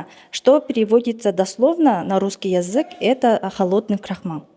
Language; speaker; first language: Russian; non-native, local second language; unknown